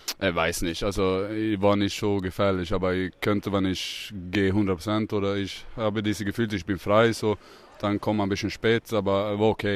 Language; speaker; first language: German; non-native, learner; Swedish